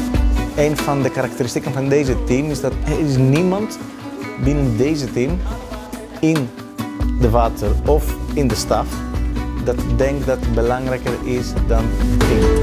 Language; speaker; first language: Dutch; non-native, fluent; Greek